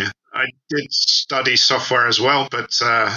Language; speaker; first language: English; native; English